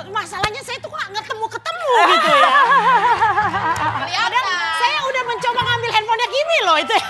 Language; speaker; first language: Indonesian; native; Indonesian